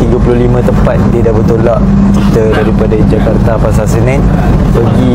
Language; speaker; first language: Malay; native; Malay